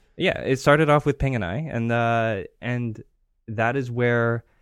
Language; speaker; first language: English; early bilingual, other home language; Greek